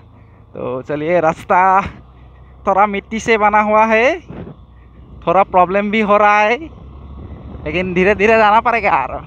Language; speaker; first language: Hindi; non-native, local second language; Assamese